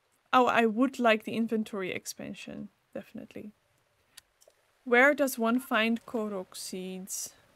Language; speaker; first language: English; non-native, fluent; Dutch